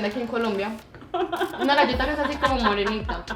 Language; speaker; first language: Spanish; native; Spanish